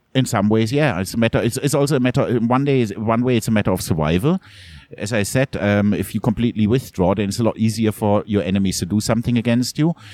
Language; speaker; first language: English; non-native, fluent; German